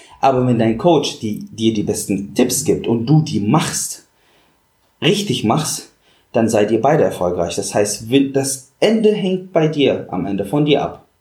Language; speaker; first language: German; non-native, fluent; Arabic